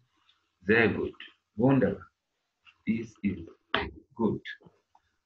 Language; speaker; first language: German; non-native, fluent; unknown